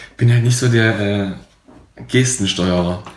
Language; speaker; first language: German; native; German